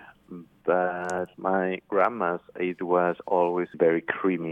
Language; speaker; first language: English; non-native, fluent; Spanish